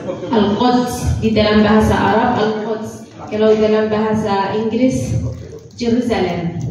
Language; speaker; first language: Indonesian; non-native, fluent; Arabic